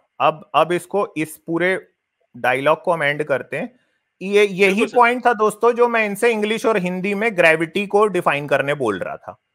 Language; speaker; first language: Hindi; native; Hindi